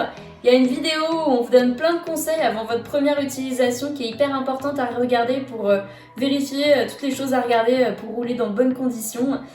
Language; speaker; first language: French; native; French